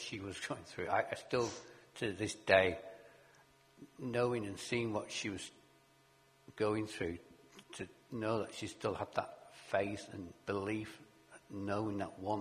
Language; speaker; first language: English; native; English